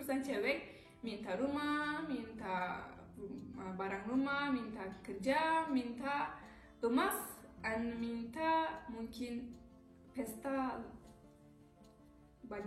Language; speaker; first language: Indonesian; non-native, learner; Turkish